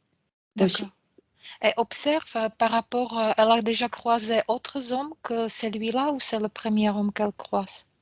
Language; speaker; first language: French; non-native, fluent; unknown